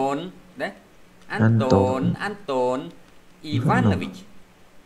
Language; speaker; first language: Russian; non-native, fluent; Vietnamese